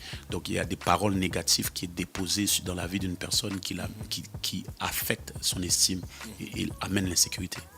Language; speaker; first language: French; early bilingual, heritage; Haitian Creole